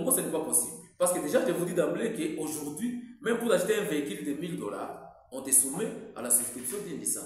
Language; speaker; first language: French; non-native, local second language; Swahili